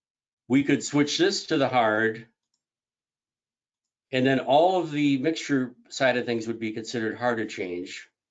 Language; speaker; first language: English; native; English